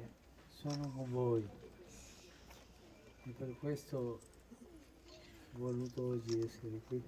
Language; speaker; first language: Italian; non-native, fluent; Spanish